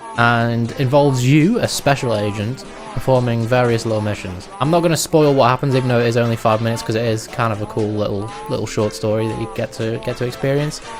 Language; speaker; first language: English; native; English